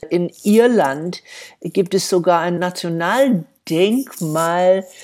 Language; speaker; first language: German; non-native, fluent; English